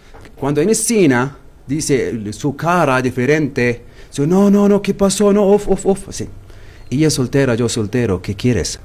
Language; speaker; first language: Spanish; non-native, learner; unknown